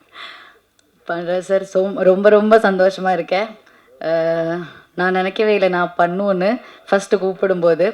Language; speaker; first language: Tamil; non-native, learner; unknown